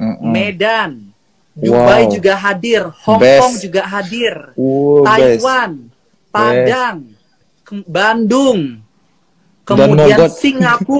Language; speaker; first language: Indonesian; native; Indonesian